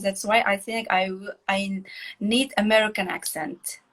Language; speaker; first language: English; non-native, fluent; Kazakh